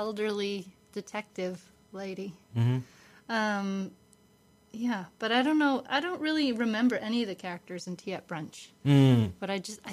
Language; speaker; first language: English; native; English